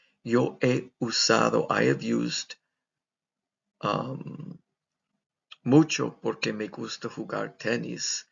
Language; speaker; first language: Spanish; non-native, fluent; English